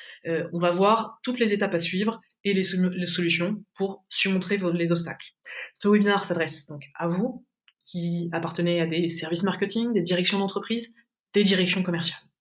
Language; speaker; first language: French; native; French